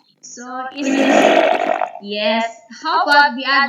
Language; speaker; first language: English; non-native, learner; Indonesian